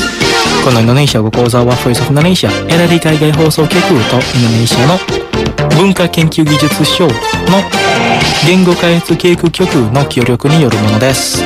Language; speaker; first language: Japanese; non-native, fluent; Indonesian